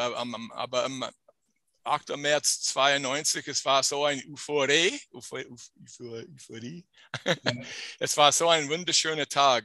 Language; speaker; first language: German; non-native, fluent; English